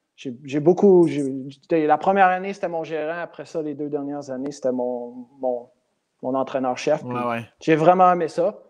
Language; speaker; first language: French; non-native, local second language; English